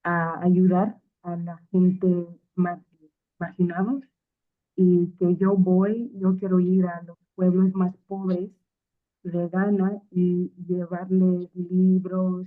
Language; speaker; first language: Spanish; non-native, fluent; Akan